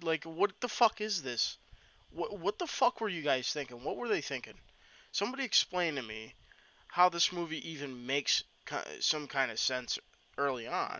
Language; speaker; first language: English; native; English